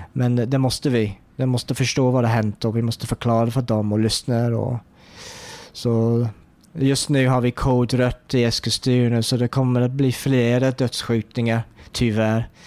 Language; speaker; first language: Swedish; non-native, fluent; English